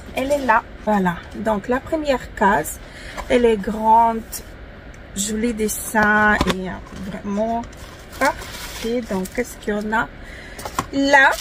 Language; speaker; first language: French; non-native, fluent; Ukrainian